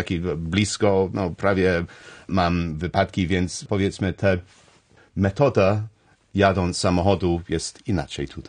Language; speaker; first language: Polish; non-native, learner; English